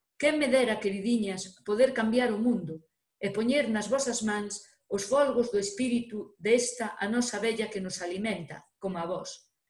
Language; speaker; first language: Galician; native; Galician